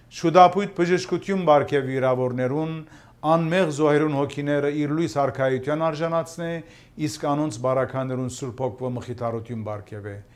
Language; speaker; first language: Armenian; early bilingual, heritage; Armenian